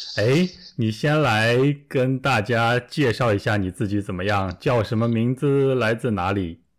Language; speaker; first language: Chinese; native; Chinese